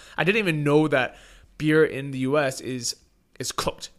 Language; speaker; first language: English; native; English